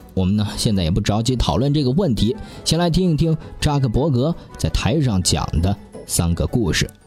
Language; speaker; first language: Chinese; native; Chinese